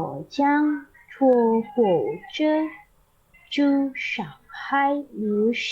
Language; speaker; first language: Chinese; non-native, learner; Indonesian